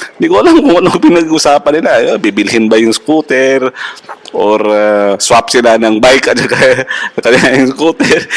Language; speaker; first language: Filipino; non-native, local second language; Hiligaynon